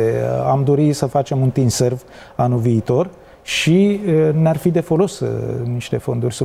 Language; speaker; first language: Romanian; native; Romanian